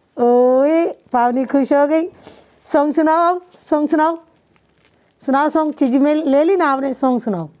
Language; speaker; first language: Hindi; non-native, local second language; Punjabi